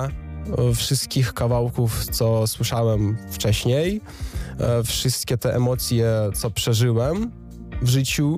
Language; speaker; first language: Polish; non-native, fluent; Ukrainian